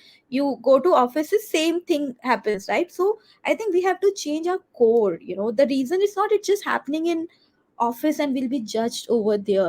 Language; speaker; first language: English; non-native, local second language; Hindi